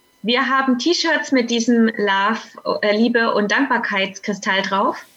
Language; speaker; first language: German; native; German